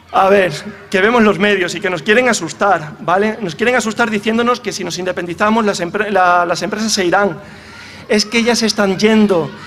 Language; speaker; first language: Spanish; native; Spanish